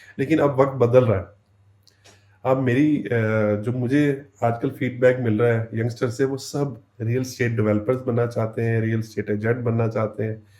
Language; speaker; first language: Urdu; native; Urdu